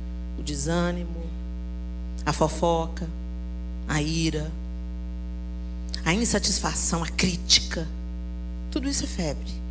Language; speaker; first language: Portuguese; native; Portuguese